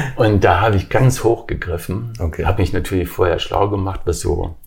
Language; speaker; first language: German; native; German